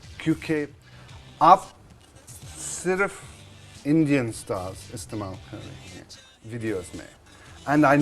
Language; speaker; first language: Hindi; non-native, learner; English